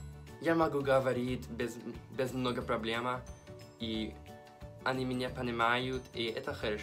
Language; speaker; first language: Russian; non-native, learner; English